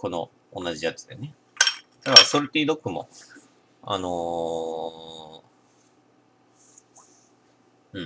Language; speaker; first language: Japanese; native; Japanese